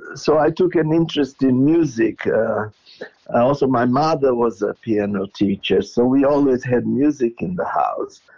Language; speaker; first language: English; non-native, fluent; Portuguese